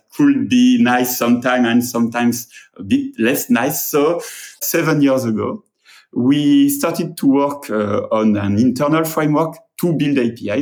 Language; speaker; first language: English; non-native, fluent; French